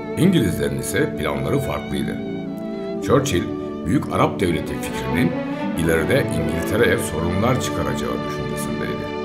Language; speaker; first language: Turkish; native; Turkish